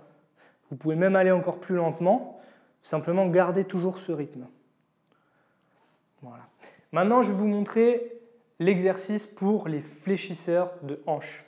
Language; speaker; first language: French; native; French